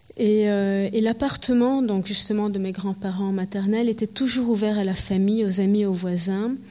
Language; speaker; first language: French; early bilingual, heritage; French